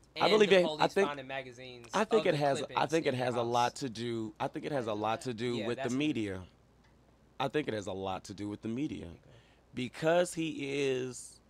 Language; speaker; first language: English; native; English